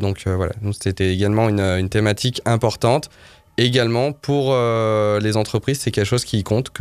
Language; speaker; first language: French; native; French